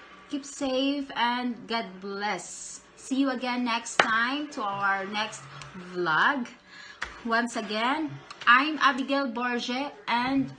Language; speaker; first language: English; non-native, local second language; Cebuano